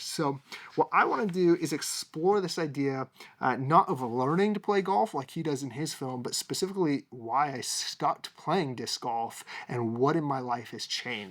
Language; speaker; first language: English; native; English